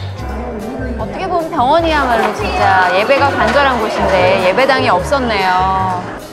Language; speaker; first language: Korean; native; Korean